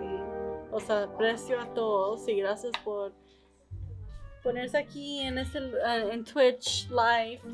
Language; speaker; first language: Spanish; early bilingual, heritage; Spanish